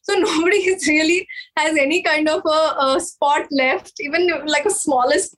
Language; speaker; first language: English; non-native, local second language; Marathi